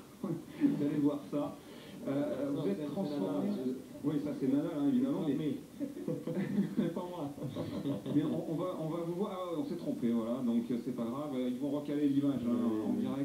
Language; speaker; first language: French; native; French